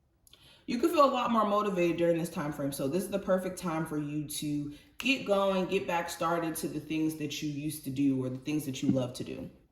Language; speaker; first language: English; native; English